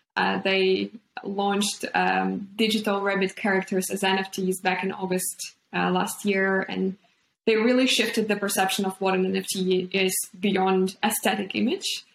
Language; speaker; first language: English; non-native, fluent; Ukrainian